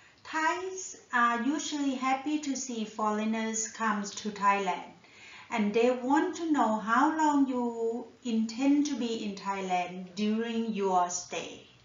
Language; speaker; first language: English; non-native, fluent; Thai